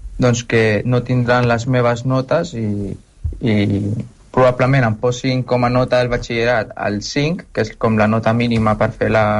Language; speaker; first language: Catalan; early bilingual, heritage; Spanish